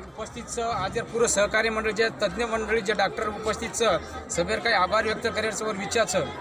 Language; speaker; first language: Marathi; non-native, local second language; Lambadi